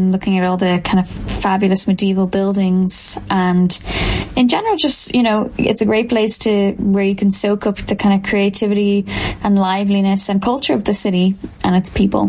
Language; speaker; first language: English; native; English